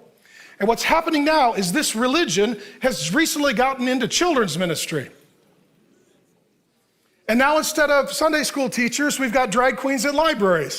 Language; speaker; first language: English; native; English